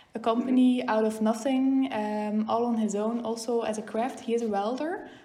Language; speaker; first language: English; non-native, fluent; Dutch